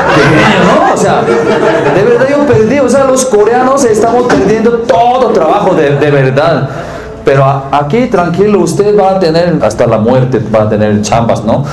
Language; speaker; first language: Spanish; non-native, learner; Korean